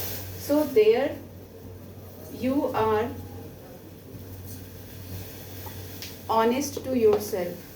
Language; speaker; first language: English; non-native, local second language; Hindi